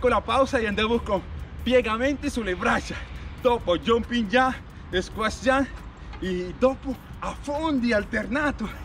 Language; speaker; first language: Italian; non-native, learner; Spanish